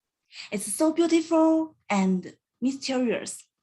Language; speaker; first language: English; non-native, learner; Chinese